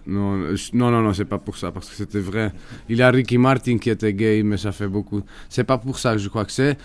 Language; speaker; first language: French; non-native, fluent; Spanish